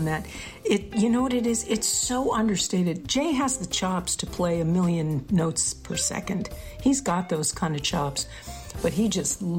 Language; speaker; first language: English; native; English